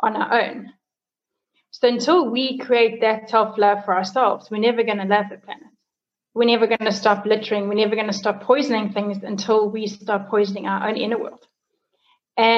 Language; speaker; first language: English; native; English